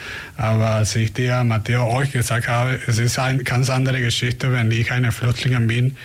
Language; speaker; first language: German; non-native, fluent; Spanish